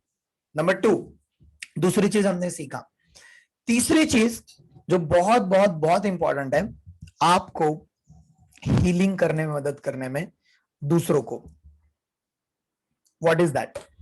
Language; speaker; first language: Hindi; native; Hindi